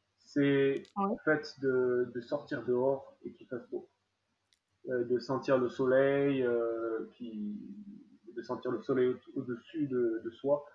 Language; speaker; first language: French; native; French